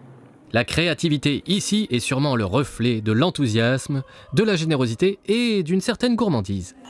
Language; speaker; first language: French; native; French